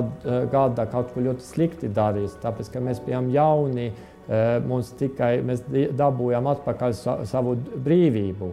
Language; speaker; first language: Latvian; non-native, fluent; Estonian